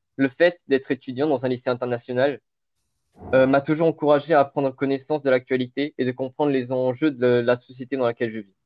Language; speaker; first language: French; early bilingual, other home language; Portuguese